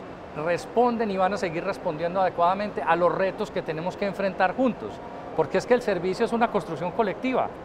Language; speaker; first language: Spanish; native; Spanish